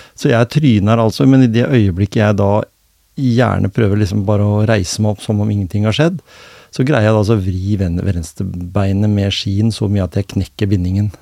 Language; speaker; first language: Norwegian; native; Norwegian